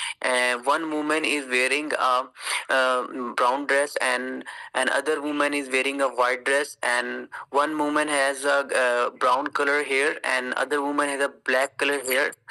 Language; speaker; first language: English; non-native, learner; Urdu